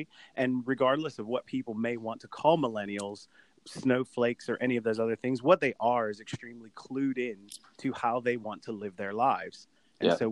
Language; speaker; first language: English; native; English